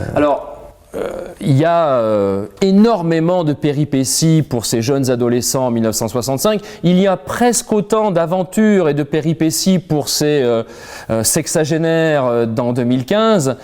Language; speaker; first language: French; native; French